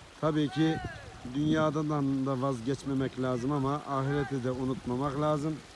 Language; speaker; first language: Turkish; native; Turkish